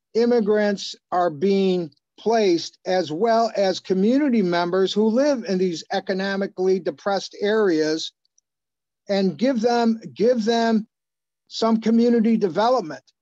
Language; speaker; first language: English; native; English